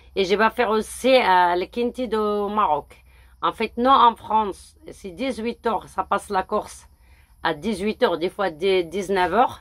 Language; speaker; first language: French; early bilingual, other home language; Arabic